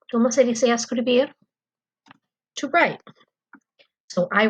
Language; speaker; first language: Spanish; non-native, fluent; English